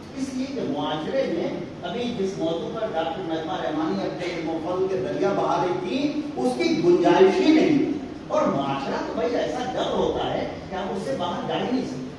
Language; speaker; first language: Urdu; native; Urdu